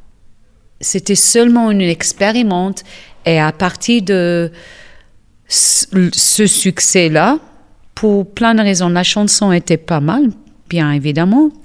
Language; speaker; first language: French; non-native, fluent; English